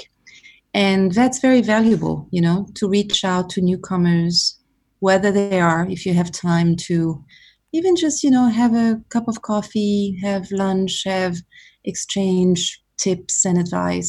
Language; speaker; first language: English; non-native, fluent; French